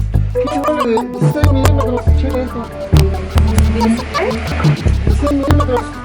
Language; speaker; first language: Spanish; native; Spanish